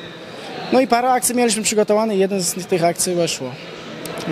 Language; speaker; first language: Polish; non-native, fluent; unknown